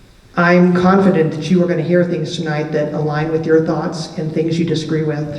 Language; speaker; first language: English; native; English